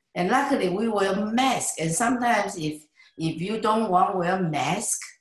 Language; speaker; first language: English; non-native, learner; Chinese